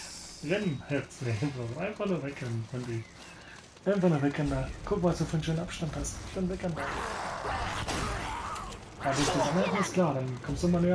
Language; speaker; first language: German; native; German